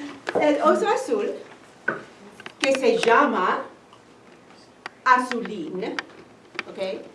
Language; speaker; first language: Spanish; non-native, fluent; English